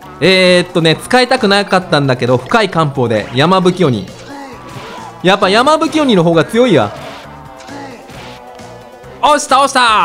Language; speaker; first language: Japanese; native; Japanese